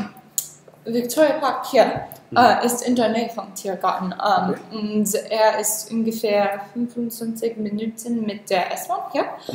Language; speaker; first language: German; non-native, learner; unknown